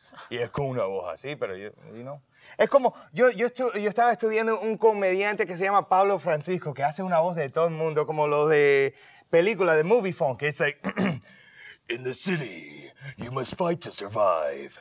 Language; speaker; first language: Spanish; early bilingual, heritage; Spanish